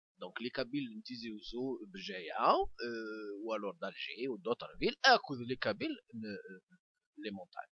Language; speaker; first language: French; non-native, local second language; Kabyle